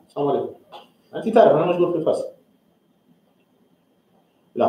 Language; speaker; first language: Arabic; non-native, fluent; English